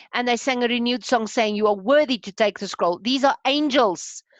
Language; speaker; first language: English; non-native, local second language; Afrikaans